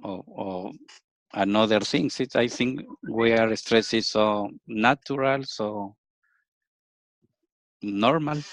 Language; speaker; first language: English; non-native, learner; Spanish